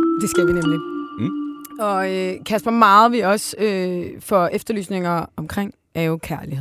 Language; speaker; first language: Danish; native; Danish